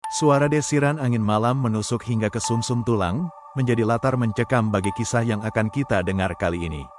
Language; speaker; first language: Indonesian; native; Indonesian